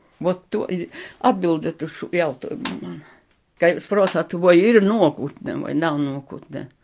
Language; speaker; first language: Latvian; native; Latvian